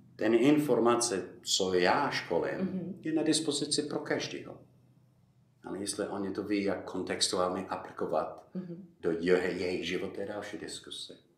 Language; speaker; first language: Czech; non-native, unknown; English